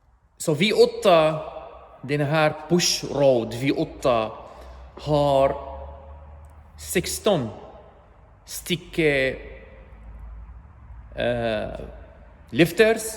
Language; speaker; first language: Swedish; non-native, learner; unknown